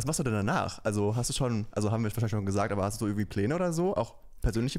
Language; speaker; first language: German; native; German